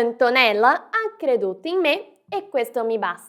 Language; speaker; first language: Italian; non-native, fluent; Portuguese